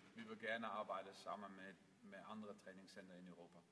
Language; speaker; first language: Danish; non-native, fluent; Dutch